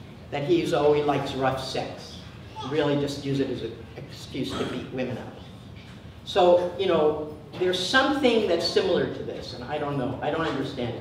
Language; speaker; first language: English; native; English